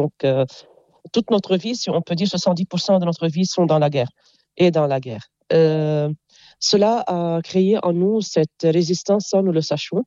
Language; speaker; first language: French; non-native, local second language; Arabic